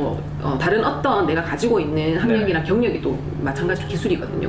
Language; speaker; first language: Korean; native; Korean